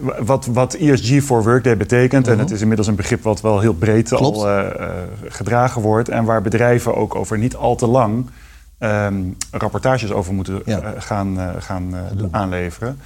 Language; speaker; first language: Dutch; native; Dutch